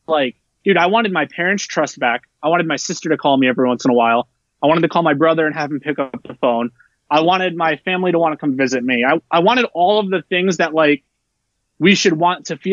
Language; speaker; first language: English; native; English